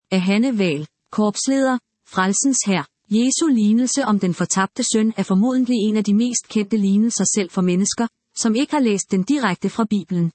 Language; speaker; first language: Danish; native; Danish